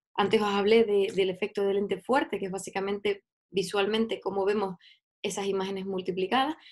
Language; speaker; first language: Spanish; native; Spanish